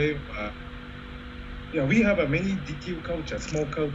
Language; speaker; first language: English; non-native, learner; Japanese